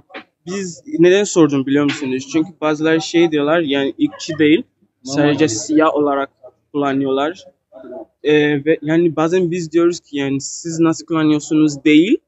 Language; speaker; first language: Turkish; non-native, learner; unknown